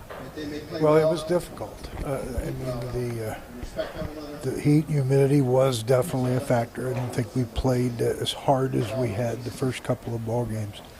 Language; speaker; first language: English; native; English